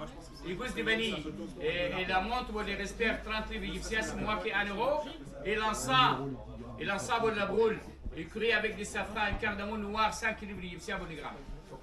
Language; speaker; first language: French; non-native, learner; Arabic